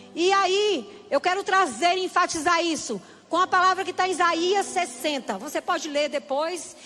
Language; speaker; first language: Portuguese; native; Portuguese